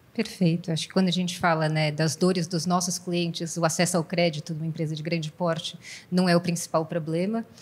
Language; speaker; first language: Portuguese; native; Portuguese